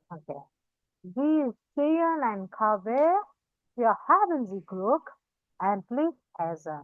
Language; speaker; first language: German; non-native, fluent; Indonesian